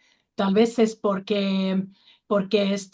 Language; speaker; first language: Spanish; non-native, learner; Finnish